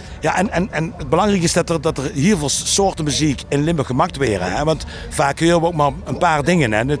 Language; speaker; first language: Dutch; native; Dutch